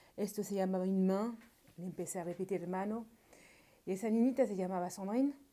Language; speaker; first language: Spanish; early bilingual, heritage; Spanish